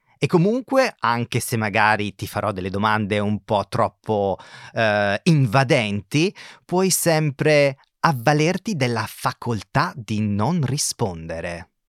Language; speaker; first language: Italian; native; Italian